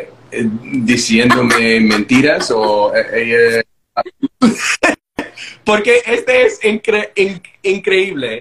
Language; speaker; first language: Spanish; non-native, learner; English